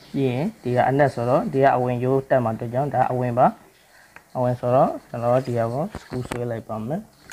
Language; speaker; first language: Burmese; native; Burmese